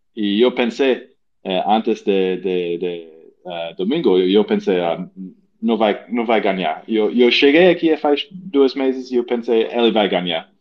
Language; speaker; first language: Portuguese; non-native, learner; English